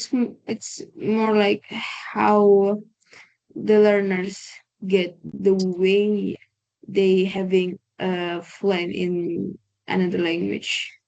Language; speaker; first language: English; non-native, learner; Indonesian